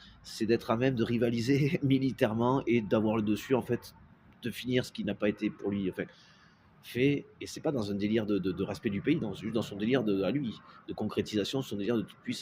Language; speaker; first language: French; native; French